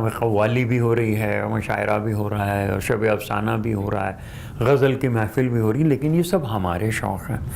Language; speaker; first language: Urdu; non-native, local second language; Gujarati